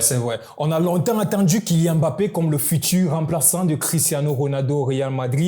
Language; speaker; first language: French; native; French